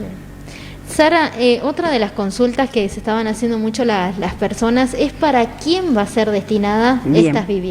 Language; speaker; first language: Spanish; native; Spanish